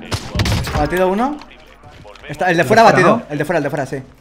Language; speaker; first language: Spanish; native; Spanish